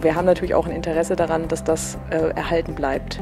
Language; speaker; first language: German; native; German